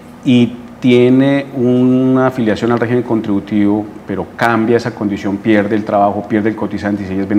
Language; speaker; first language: Spanish; native; Spanish